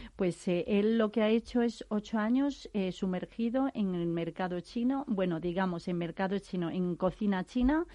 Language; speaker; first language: Spanish; non-native, fluent; Chinese